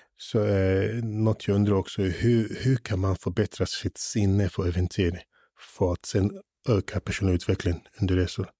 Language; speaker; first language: Swedish; non-native, fluent; English